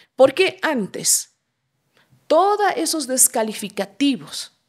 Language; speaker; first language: Spanish; native; Spanish